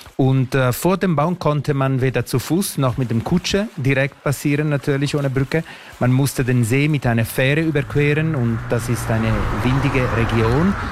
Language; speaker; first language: German; non-native, local second language; Italian